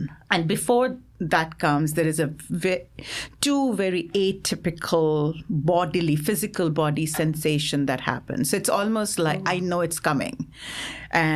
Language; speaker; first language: English; non-native, local second language; Assamese